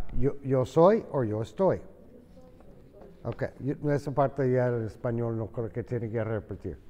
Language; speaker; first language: Spanish; non-native, fluent; English